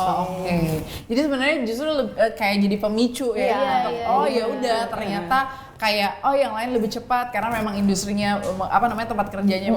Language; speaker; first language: Indonesian; native; Indonesian